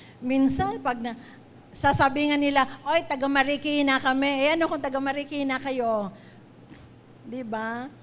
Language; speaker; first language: Filipino; non-native, local second language; Cebuano